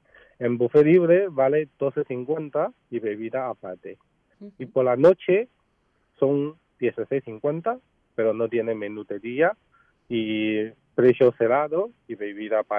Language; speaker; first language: Spanish; non-native, learner; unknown